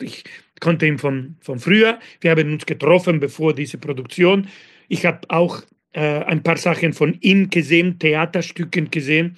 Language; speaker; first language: German; non-native, fluent; Spanish